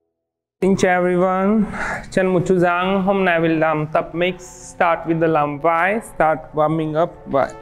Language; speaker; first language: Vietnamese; non-native, learner; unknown